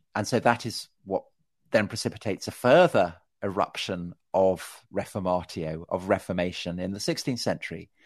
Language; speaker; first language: English; native; English